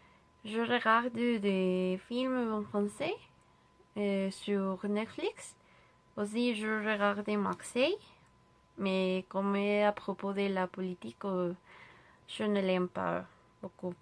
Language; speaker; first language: French; non-native, learner; Spanish